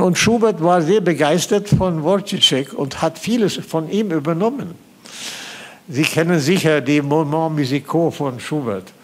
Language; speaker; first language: German; non-native, fluent; Swedish